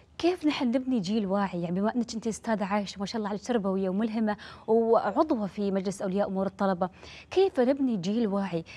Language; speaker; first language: Arabic; native; Arabic